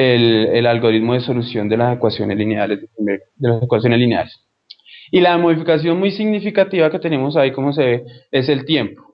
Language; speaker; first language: Spanish; native; Spanish